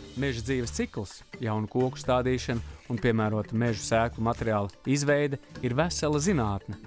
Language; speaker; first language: Latvian; native; Latvian